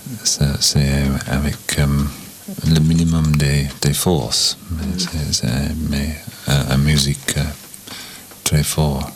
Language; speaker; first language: French; non-native, learner; English